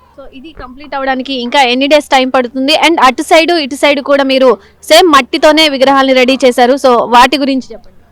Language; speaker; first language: Telugu; native; Telugu